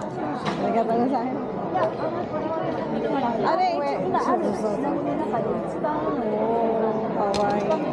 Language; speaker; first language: Japanese; non-native, learner; Filipino